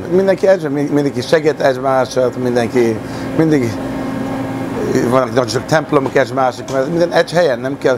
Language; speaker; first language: Hungarian; early bilingual, heritage; Hungarian